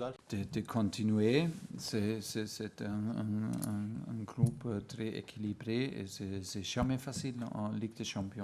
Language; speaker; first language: French; non-native, fluent; German